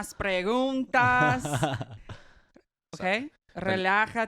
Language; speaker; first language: Spanish; non-native, fluent; Portuguese